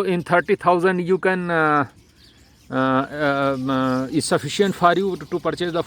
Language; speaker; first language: English; non-native, local second language; Hindi